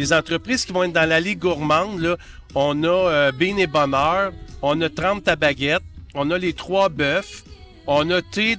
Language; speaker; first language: French; native; French